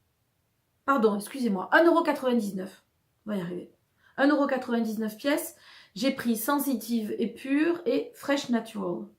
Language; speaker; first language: French; native; French